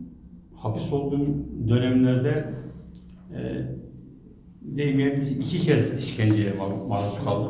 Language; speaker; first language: Turkish; native; Turkish